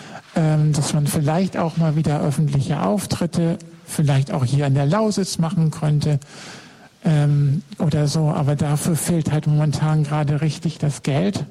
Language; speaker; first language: German; native; German